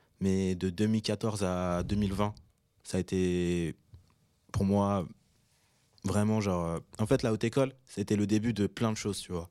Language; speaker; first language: French; early bilingual, other home language; Arabic